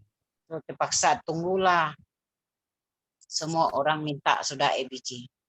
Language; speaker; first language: Malay; native; Malay